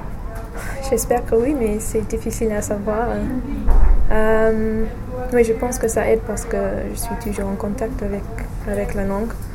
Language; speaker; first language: French; non-native, fluent; English